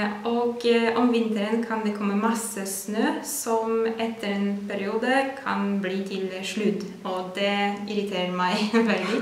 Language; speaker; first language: Norwegian; non-native, fluent; Polish